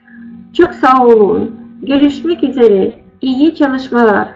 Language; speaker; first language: Turkish; non-native, learner; Russian